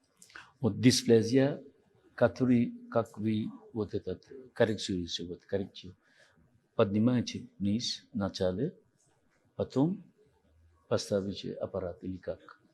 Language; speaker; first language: Russian; non-native, learner; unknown